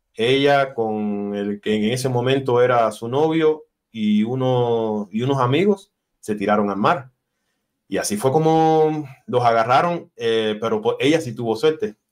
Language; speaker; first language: Spanish; native; Spanish